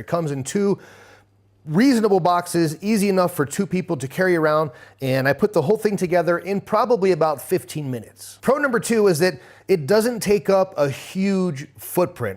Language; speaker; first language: English; native; English